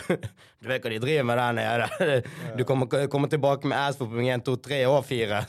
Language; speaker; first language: Norwegian; early bilingual, other home language; Sinhala